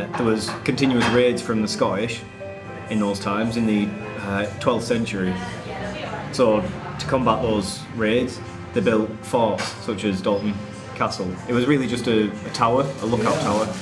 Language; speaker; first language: English; native; English